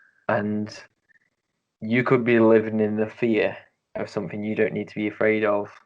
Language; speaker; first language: English; native; English